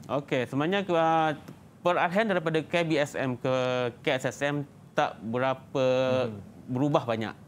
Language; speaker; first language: Malay; native; Malay